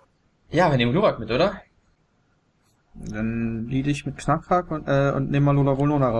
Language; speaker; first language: German; native; German